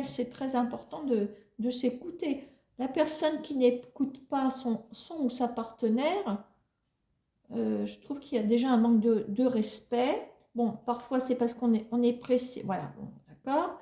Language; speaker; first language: French; native; French